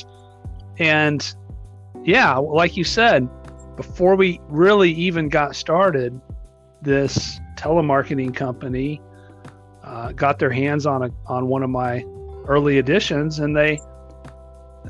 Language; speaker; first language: English; native; English